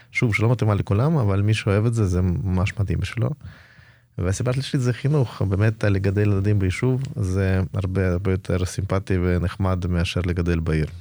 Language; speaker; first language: Hebrew; non-native, fluent; Russian